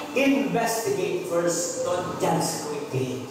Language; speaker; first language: English; non-native, local second language; Filipino